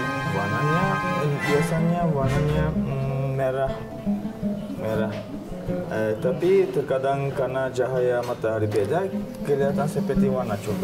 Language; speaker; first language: Indonesian; non-native, fluent; Turkish